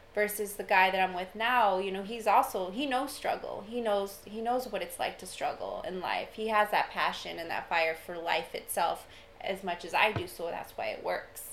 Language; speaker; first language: English; native; English